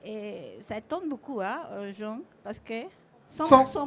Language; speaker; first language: French; non-native, fluent; Spanish